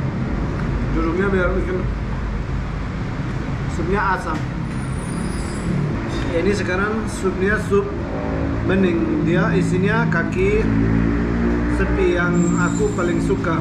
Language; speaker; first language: Indonesian; non-native, learner; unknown